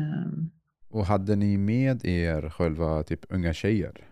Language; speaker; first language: Swedish; non-native, fluent; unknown